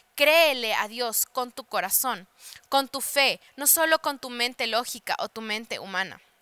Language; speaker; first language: Spanish; early bilingual, heritage; Spanish